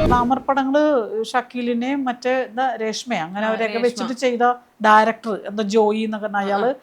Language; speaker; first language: Malayalam; native; Malayalam